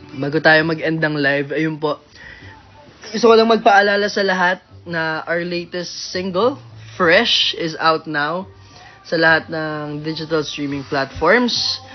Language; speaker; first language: Filipino; native; Filipino